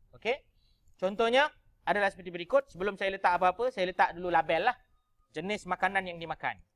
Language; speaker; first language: Malay; native; Malay